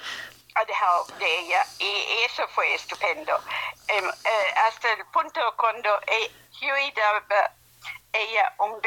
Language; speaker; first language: Spanish; non-native, fluent; English